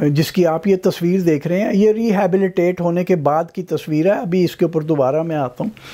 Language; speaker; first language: Urdu; non-native, local second language; Punjabi